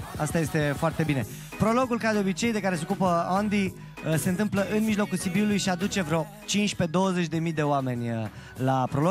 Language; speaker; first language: Romanian; native; Romanian